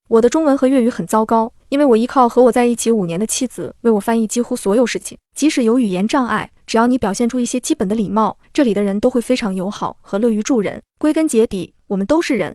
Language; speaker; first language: Chinese; native; Chinese